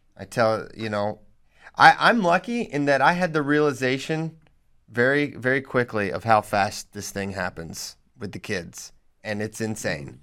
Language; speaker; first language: English; native; English